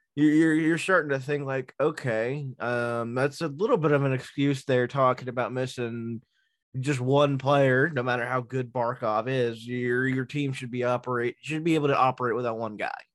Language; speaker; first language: English; native; English